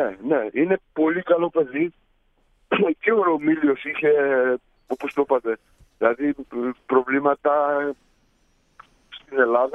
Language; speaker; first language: Greek; early bilingual, heritage; Greek